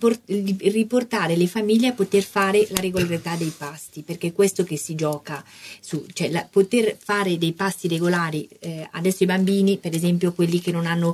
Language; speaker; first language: Italian; native; Italian